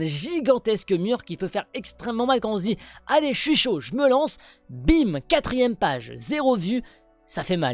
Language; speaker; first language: French; native; French